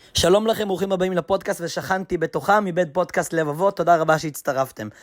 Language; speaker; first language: Hebrew; native; Hebrew